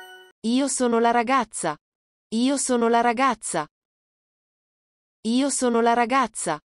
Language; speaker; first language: Italian; non-native, learner; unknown